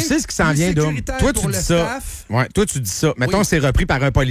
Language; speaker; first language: French; native; French